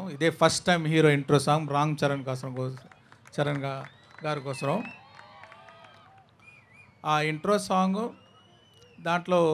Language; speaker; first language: Telugu; non-native, fluent; Tamil